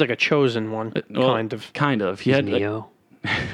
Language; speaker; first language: English; non-native, fluent; Italian